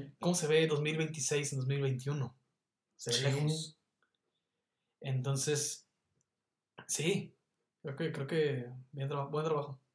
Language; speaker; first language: Spanish; native; Spanish